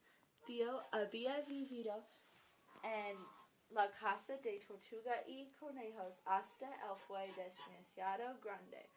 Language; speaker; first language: Spanish; non-native, learner; English